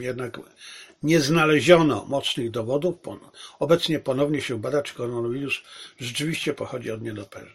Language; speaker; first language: Polish; native; Polish